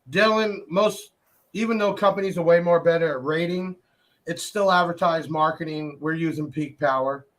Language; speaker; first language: English; native; English